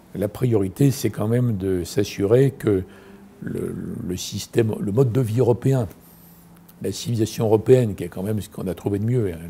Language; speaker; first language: French; native; French